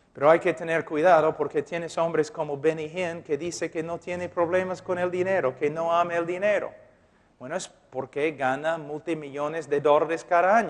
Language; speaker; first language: Spanish; non-native, fluent; English